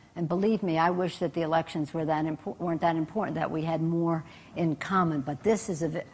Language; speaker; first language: English; native; English